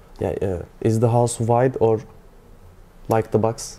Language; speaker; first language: English; non-native, learner; Turkish